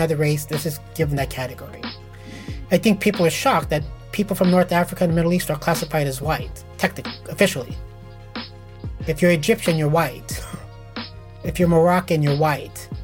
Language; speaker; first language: English; native; English